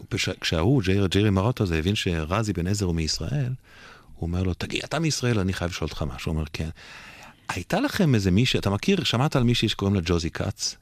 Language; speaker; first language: Hebrew; native; Hebrew